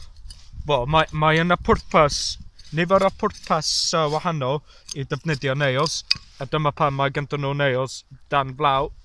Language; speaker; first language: Welsh; non-native, learner; English